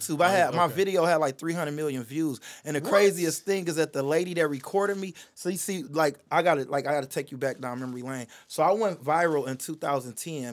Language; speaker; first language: English; native; English